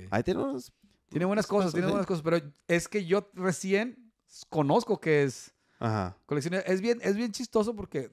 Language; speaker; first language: Spanish; native; Spanish